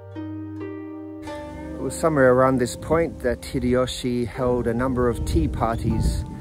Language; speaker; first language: English; native; English